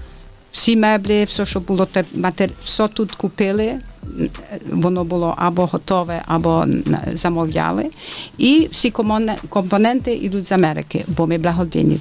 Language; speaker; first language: Ukrainian; early bilingual, heritage; Ukrainian